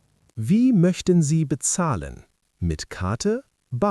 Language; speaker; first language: German; non-native, learner; English